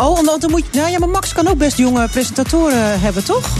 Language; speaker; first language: Dutch; native; Dutch